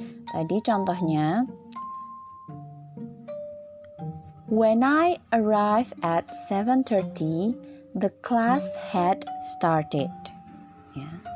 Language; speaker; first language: English; non-native, fluent; Indonesian